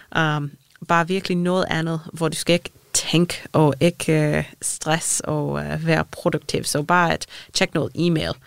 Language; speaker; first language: Danish; non-native, fluent; English